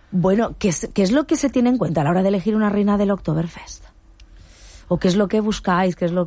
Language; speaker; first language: Spanish; native; Spanish